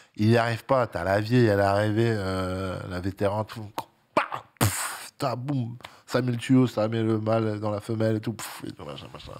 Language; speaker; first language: French; native; French